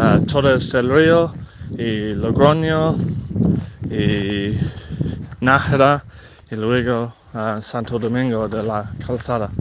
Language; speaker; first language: Spanish; non-native, fluent; English